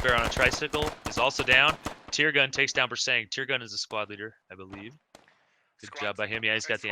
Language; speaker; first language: English; native; English